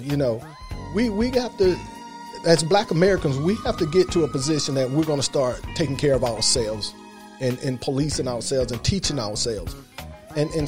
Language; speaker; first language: English; native; English